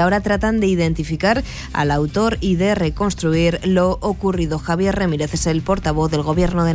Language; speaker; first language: Spanish; native; Spanish